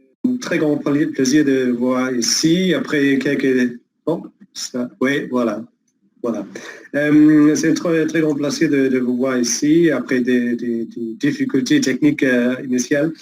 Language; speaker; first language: French; non-native, fluent; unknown